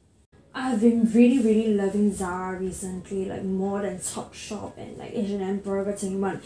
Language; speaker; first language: English; native; English